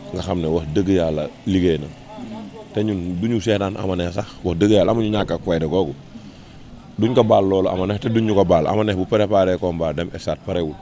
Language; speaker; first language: Wolof; native; Wolof